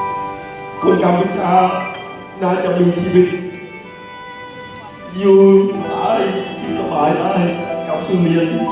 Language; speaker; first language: Thai; non-native, fluent; Khmer